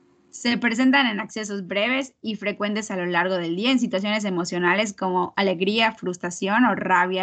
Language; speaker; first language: Spanish; native; Spanish